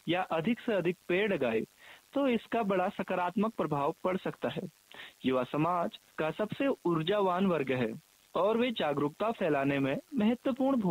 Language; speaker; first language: Hindi; native; Hindi